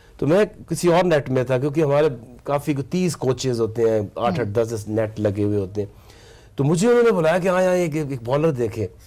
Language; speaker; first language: Urdu; non-native, local second language; Punjabi